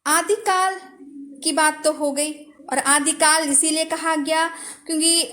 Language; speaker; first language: Hindi; non-native, local second language; Telugu